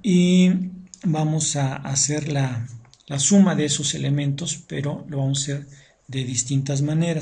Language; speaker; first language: Spanish; native; Spanish